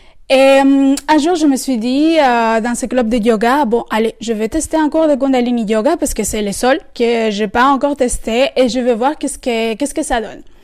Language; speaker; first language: French; non-native, fluent; Spanish